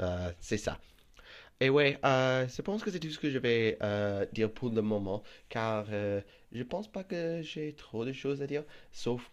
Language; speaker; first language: French; non-native, fluent; English